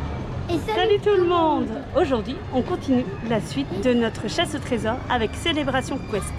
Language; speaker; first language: French; native; French